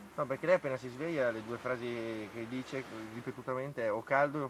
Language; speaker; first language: Italian; native; Italian